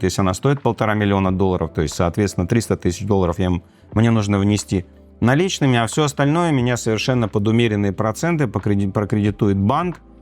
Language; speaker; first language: Russian; native; Russian